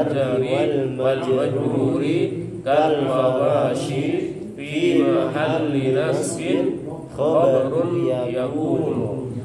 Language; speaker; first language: Arabic; non-native, fluent; Indonesian